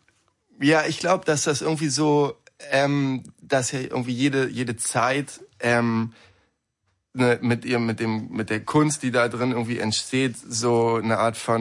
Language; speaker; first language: German; native; German